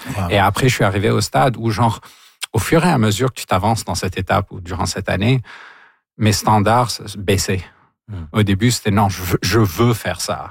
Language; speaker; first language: French; non-native, local second language; Arabic